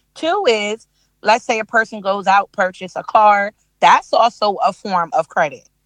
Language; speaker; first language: English; native; English